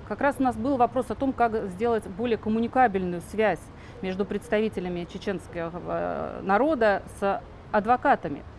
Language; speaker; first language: Russian; native; Russian